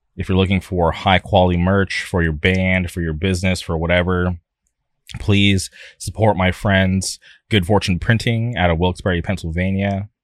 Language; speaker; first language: English; native; English